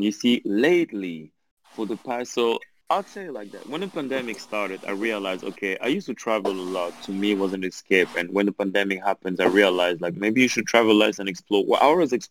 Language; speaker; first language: English; non-native, fluent; French